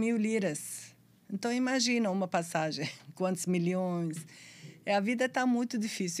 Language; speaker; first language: Portuguese; non-native, fluent; Arabic